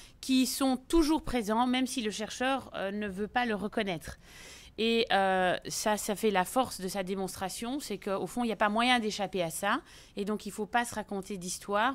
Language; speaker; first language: French; native; French